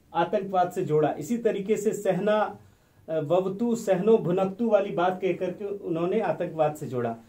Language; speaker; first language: Hindi; native; Hindi